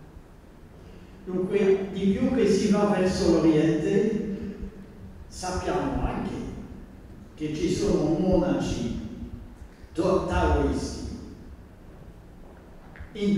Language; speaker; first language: Italian; non-native, fluent; Dutch